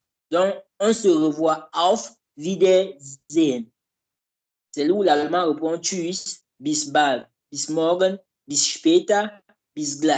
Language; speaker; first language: German; non-native, learner; French